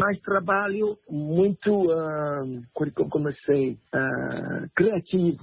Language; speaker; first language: Portuguese; non-native, learner; French